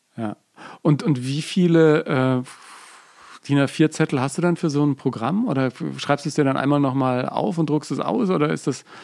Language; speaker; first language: German; native; German